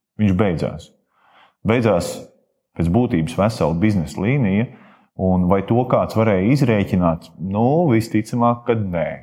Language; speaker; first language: Latvian; native; Latvian